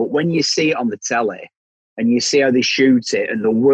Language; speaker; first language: English; native; English